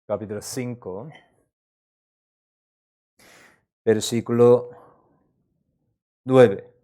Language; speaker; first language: Spanish; non-native, learner; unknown